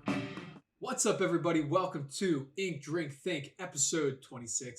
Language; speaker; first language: English; native; English